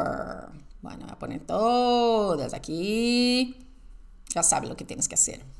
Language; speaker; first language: Spanish; non-native, fluent; Portuguese